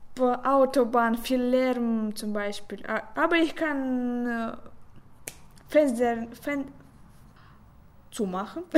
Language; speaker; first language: German; non-native, learner; Russian